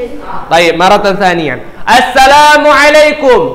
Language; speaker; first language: Arabic; non-native, fluent; Indonesian